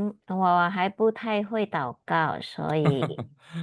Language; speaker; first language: Chinese; non-native, learner; Indonesian